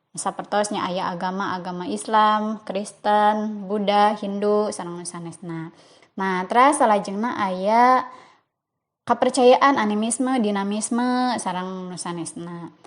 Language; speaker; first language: Sundanese; native; Sundanese